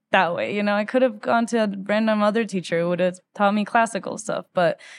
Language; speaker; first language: English; early bilingual, other home language; Spanish